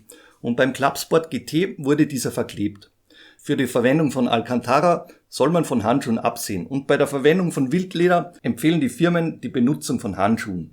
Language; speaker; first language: German; native; German